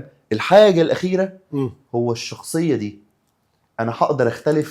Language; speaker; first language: Arabic; native; Arabic